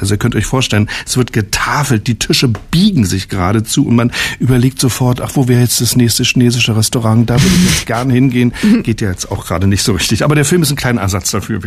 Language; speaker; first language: German; native; German